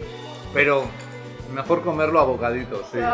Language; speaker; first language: Spanish; native; Spanish